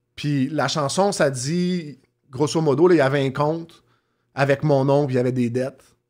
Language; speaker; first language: French; native; French